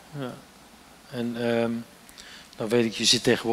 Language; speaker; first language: Dutch; native; Dutch